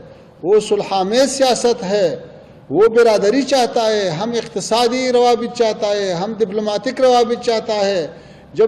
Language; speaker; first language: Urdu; non-native, fluent; Pashto